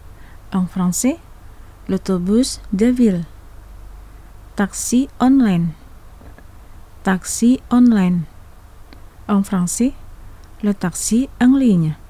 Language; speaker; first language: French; non-native, fluent; Indonesian